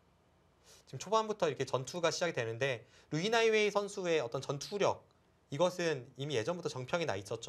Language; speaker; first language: Korean; native; Korean